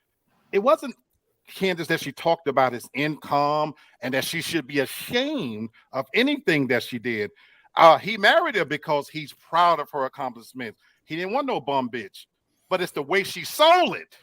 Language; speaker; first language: English; native; English